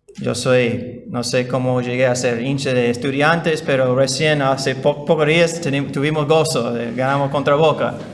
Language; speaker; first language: Spanish; non-native, fluent; English